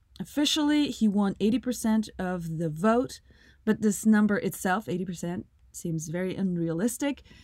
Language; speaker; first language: English; non-native, fluent; Russian